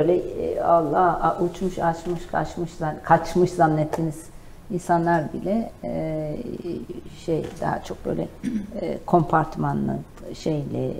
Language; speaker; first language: Turkish; native; Turkish